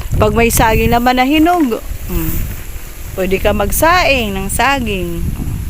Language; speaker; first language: Filipino; native; Filipino